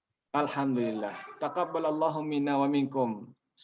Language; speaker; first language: Arabic; non-native, fluent; Indonesian